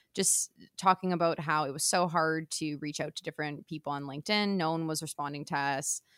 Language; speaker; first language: English; native; English